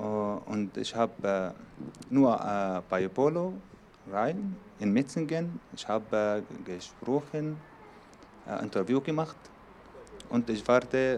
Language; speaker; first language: German; non-native, learner; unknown